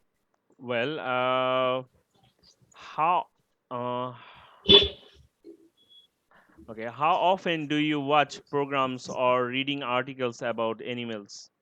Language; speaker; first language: English; non-native, learner; Bangla